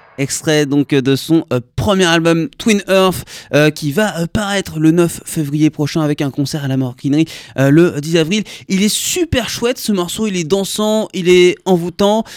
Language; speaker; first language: French; native; French